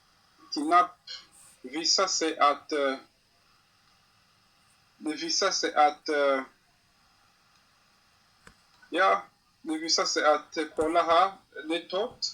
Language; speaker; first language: Swedish; non-native, learner; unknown